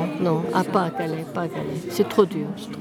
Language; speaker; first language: French; native; French